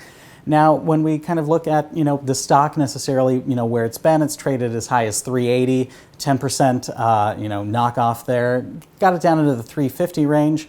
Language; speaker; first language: English; native; English